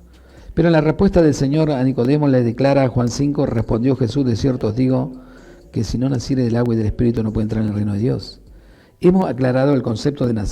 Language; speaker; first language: Spanish; native; Spanish